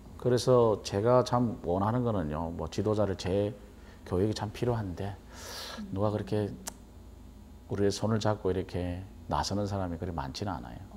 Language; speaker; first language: Korean; native; Korean